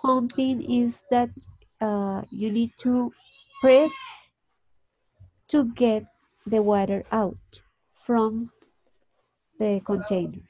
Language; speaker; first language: English; non-native, fluent; Spanish